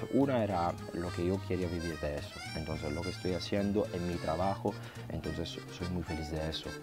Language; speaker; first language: Spanish; non-native, fluent; Italian